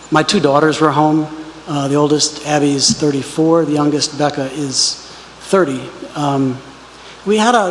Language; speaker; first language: English; native; English